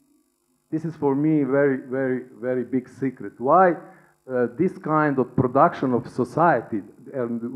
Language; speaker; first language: English; non-native, learner; Serbian